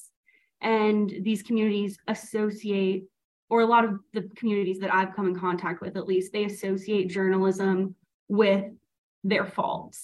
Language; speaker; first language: English; native; English